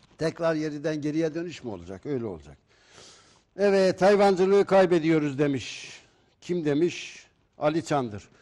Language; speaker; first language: Turkish; native; Turkish